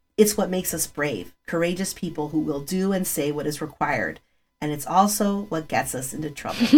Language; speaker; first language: English; early bilingual, other home language; Spanish